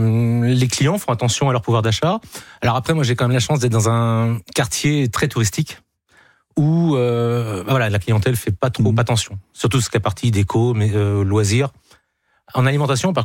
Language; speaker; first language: French; native; French